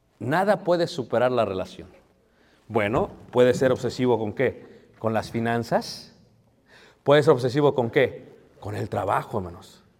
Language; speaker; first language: Spanish; early bilingual, heritage; Spanish